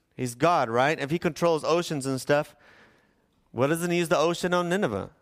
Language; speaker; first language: English; native; English